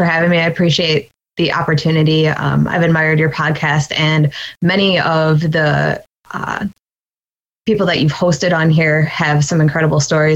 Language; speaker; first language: English; native; English